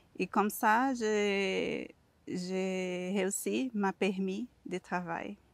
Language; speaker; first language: French; non-native, learner; Portuguese